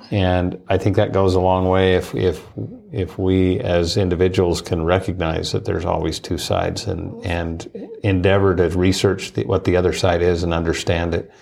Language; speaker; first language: English; native; English